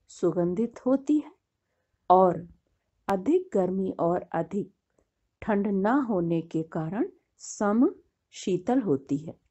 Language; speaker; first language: Hindi; native; Hindi